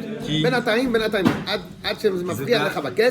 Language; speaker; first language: Hebrew; non-native, fluent; French